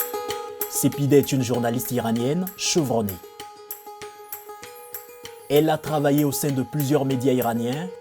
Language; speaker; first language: French; native; French